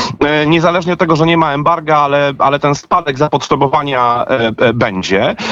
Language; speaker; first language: Polish; native; Polish